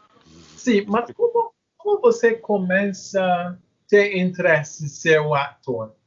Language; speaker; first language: Portuguese; non-native, learner; English